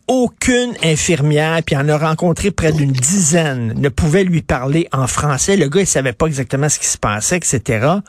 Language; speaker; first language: French; native; French